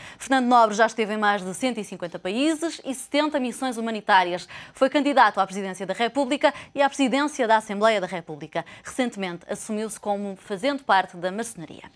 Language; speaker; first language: Portuguese; native; Portuguese